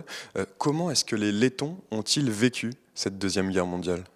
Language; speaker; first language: French; native; French